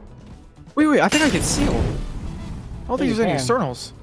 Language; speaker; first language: English; native; English